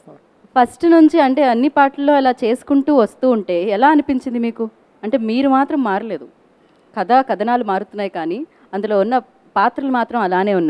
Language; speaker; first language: Telugu; native; Telugu